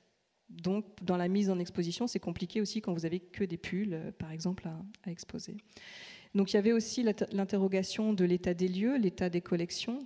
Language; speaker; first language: French; native; French